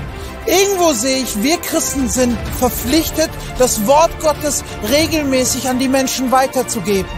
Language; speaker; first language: German; non-native, fluent; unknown